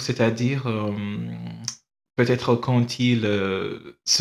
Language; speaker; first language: French; non-native, fluent; English